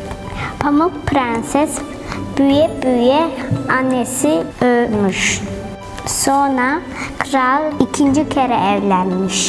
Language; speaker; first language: Turkish; early bilingual, heritage; Turkish